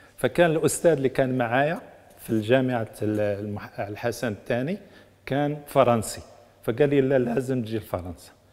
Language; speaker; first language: Arabic; native; Arabic